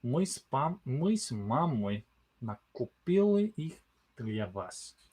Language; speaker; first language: Russian; non-native, learner; English